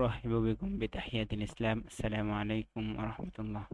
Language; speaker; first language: Arabic; non-native, fluent; Bangla